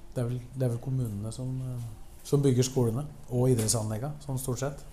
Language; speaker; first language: Norwegian; native; Norwegian